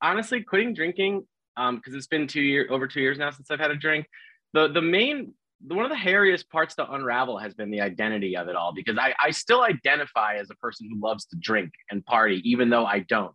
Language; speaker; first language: English; native; English